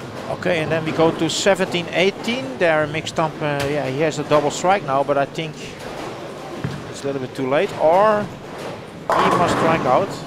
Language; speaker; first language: English; non-native, fluent; Dutch